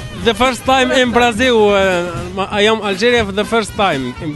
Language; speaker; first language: English; non-native, learner; Arabic